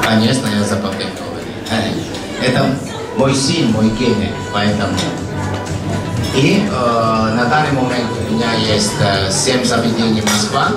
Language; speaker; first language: Russian; non-native, learner; Italian